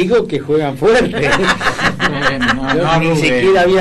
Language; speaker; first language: Spanish; native; Spanish